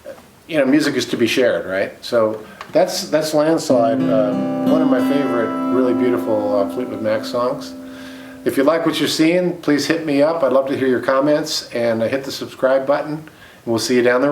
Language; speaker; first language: English; native; English